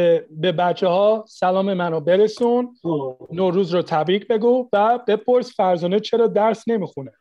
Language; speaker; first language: Persian; early bilingual, heritage; Persian